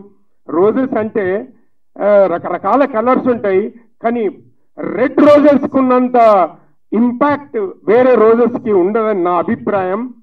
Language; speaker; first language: Telugu; native; Telugu